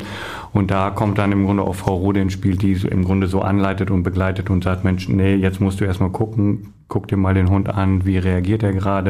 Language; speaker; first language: German; native; German